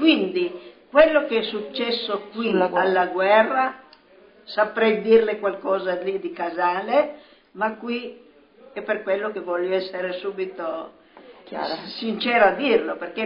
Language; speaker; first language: Italian; native; Italian